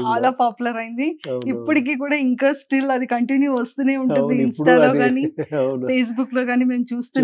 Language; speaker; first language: Telugu; native; Telugu